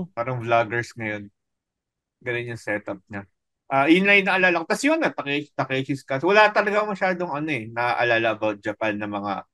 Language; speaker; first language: Filipino; native; Filipino